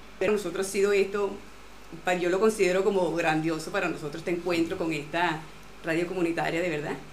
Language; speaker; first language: Spanish; native; Spanish